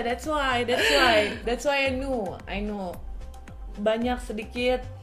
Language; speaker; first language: English; non-native, fluent; Indonesian